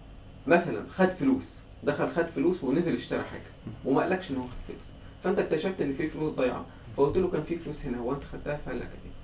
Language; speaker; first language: Arabic; native; Arabic